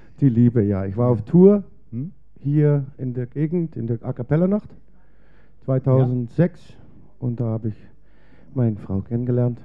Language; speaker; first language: German; non-native, fluent; Dutch